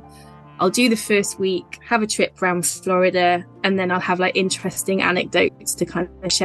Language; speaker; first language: English; native; English